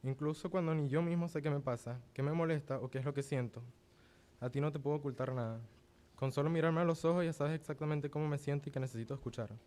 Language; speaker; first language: Spanish; early bilingual, other home language; English